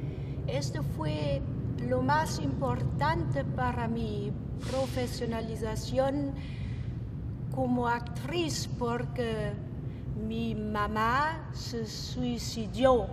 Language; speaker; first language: Spanish; non-native, fluent; German